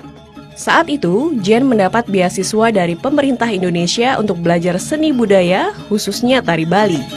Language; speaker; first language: Indonesian; native; Indonesian